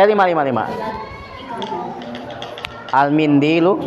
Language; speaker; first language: Arabic; non-native, fluent; Indonesian